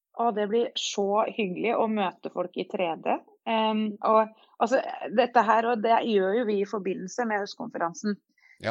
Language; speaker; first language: Norwegian; native; Norwegian